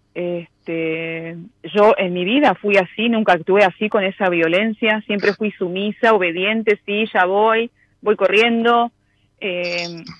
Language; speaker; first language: Spanish; native; Spanish